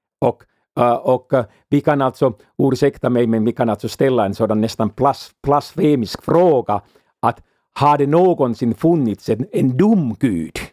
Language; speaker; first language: Swedish; non-native, fluent; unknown